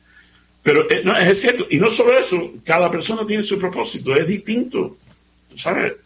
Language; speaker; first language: Spanish; native; Spanish